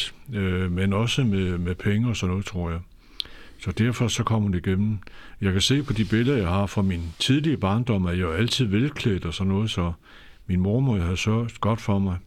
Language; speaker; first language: Danish; native; Danish